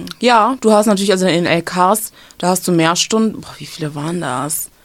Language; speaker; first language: German; native; German